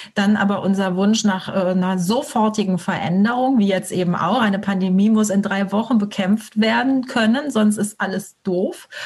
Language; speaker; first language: German; native; German